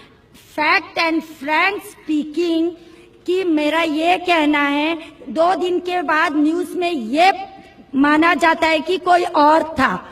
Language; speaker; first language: Hindi; non-native, local second language; Marathi